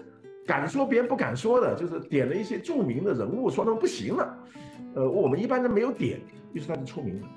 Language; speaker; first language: Chinese; non-native, local second language; Cantonese